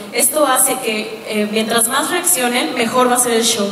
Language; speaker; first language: Spanish; native; Spanish